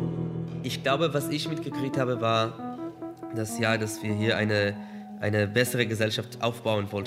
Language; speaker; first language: German; non-native, fluent; Hebrew